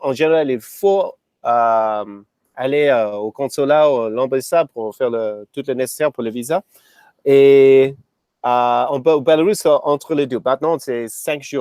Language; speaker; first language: French; non-native, fluent; English